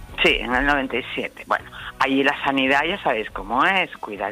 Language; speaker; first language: Spanish; native; Spanish